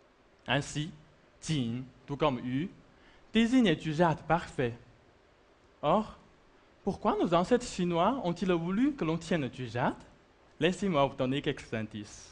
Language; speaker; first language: French; non-native, fluent; Chinese